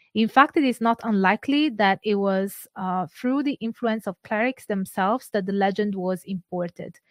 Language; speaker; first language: English; non-native, fluent; Italian